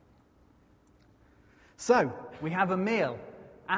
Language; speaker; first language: English; native; English